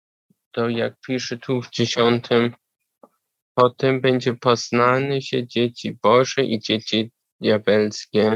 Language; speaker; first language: Polish; non-native, learner; German